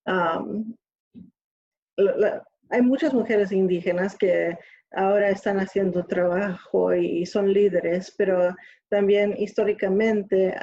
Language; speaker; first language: Spanish; early bilingual, other home language; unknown